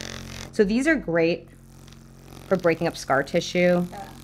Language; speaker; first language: English; native; English